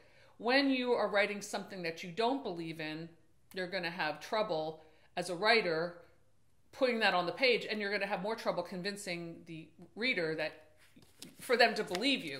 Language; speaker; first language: English; native; English